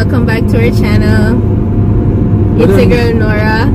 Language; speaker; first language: English; native; English